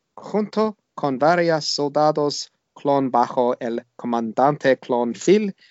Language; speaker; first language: Spanish; non-native, learner; English